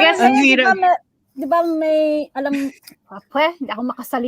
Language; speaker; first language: Filipino; early bilingual, heritage; Filipino